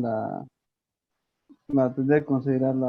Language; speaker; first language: Spanish; native; Spanish